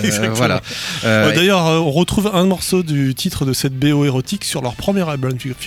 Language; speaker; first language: French; native; French